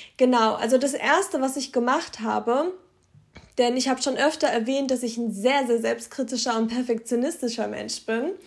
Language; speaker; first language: German; early bilingual, other home language; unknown